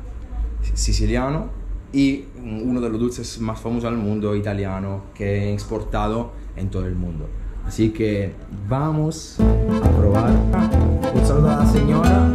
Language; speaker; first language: Spanish; non-native, fluent; Italian